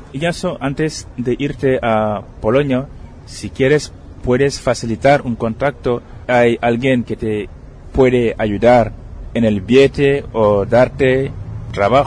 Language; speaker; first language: Spanish; non-native, fluent; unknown